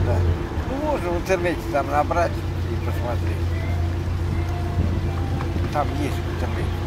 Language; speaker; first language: Russian; native; Russian